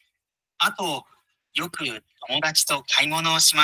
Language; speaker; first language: Japanese; non-native, learner; Bangla